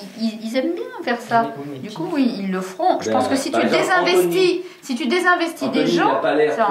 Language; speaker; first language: French; native; French